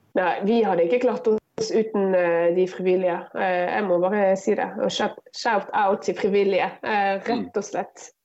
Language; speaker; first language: Norwegian; non-native, fluent; Arabic